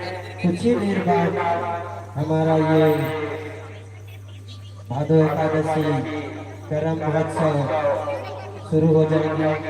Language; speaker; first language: Hindi; non-native, local second language; Sadri